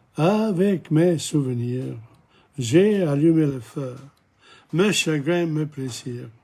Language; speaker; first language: French; non-native, learner; English